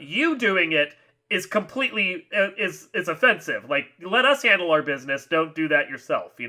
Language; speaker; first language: English; native; English